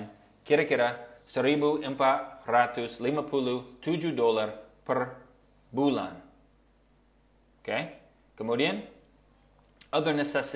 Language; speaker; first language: Indonesian; non-native, fluent; English